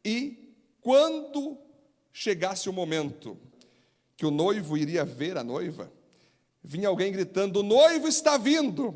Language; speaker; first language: Portuguese; native; Portuguese